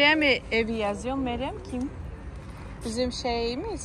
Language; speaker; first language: Turkish; non-native, learner; Tajik